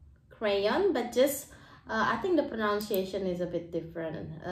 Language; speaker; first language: English; non-native, fluent; Indonesian